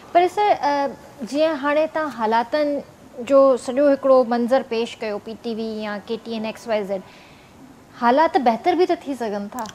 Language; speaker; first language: Sindhi; native; Sindhi